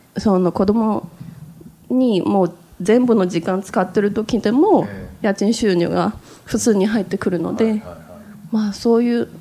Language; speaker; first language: Japanese; non-native, fluent; Chinese